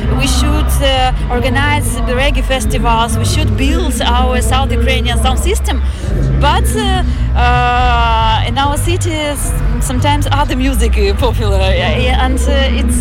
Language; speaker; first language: English; non-native, fluent; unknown